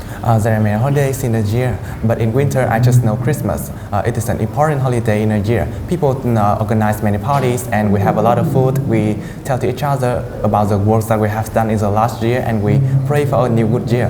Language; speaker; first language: English; non-native, fluent; Vietnamese